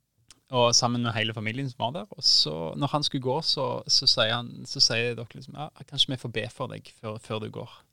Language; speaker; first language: Norwegian; native; Norwegian